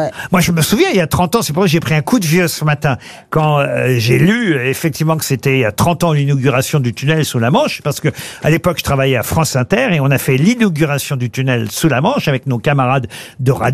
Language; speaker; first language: French; native; French